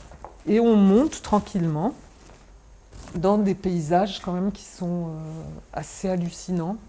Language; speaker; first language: French; native; French